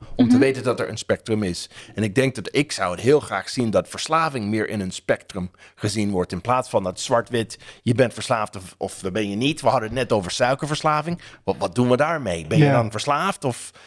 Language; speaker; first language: Dutch; non-native, fluent; English